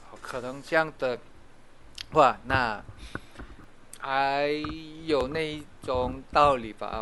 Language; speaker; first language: Chinese; non-native, fluent; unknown